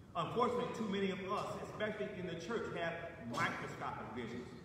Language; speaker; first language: English; native; English